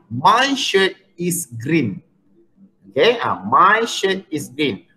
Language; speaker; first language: English; non-native, local second language; Malay